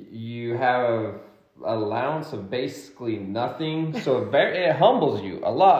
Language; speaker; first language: English; native; English